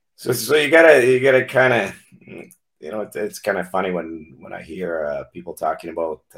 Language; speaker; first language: English; non-native, fluent; Czech